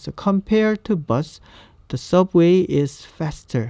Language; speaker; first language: English; non-native, fluent; Korean